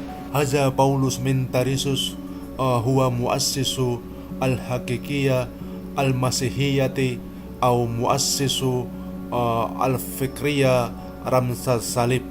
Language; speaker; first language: Arabic; non-native, learner; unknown